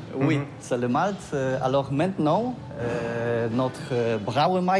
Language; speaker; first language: French; non-native, learner; Polish